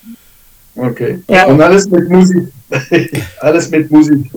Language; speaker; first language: German; non-native, fluent; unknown